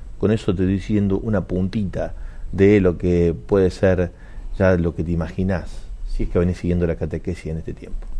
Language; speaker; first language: Spanish; native; Spanish